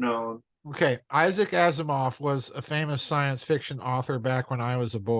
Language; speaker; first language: English; native; English